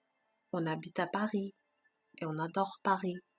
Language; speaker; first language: French; non-native, fluent; Persian